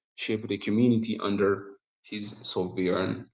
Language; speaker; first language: English; non-native, local second language; Amharic